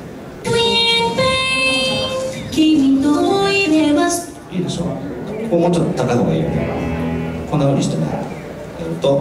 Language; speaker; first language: Japanese; native; Japanese